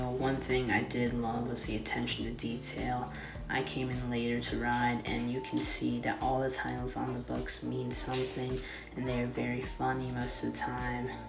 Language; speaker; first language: English; native; English